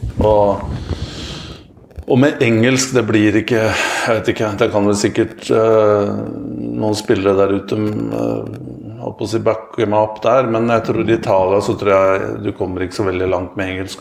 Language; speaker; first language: Norwegian; native; Norwegian